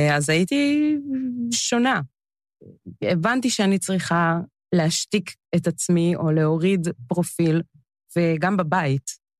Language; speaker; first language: Hebrew; early bilingual, other home language; English